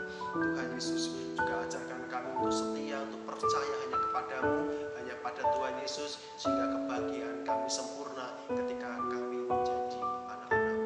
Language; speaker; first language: Indonesian; native; Indonesian